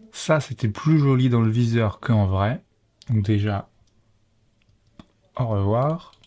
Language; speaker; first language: French; native; French